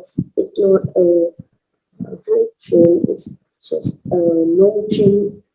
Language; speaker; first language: English; non-native, learner; Vietnamese